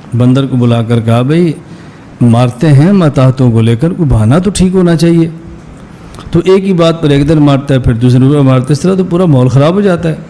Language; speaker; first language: Urdu; non-native, local second language; Punjabi